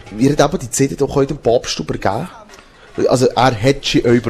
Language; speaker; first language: German; native; German